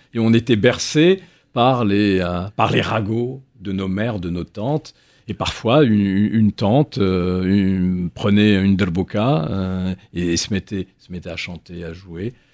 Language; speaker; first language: French; native; French